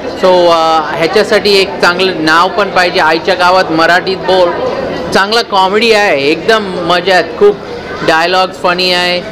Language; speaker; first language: Marathi; early bilingual, heritage; English